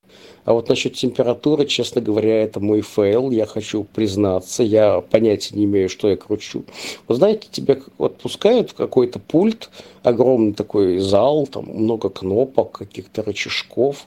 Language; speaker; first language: Russian; native; Russian